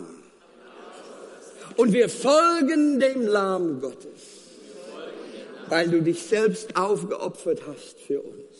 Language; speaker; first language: German; non-native, fluent; Afrikaans